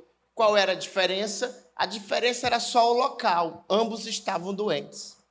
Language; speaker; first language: Portuguese; native; Portuguese